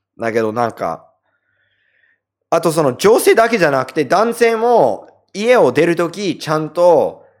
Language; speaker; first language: Japanese; non-native, fluent; English